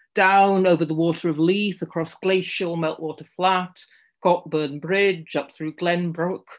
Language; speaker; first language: English; native; English